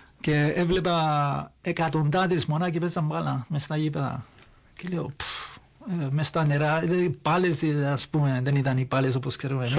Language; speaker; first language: Greek; early bilingual, heritage; Greek